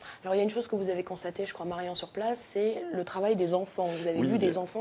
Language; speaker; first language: French; native; French